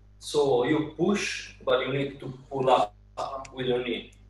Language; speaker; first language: English; non-native, learner; Italian